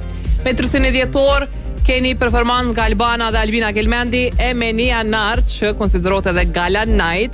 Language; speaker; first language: Albanian; native; Albanian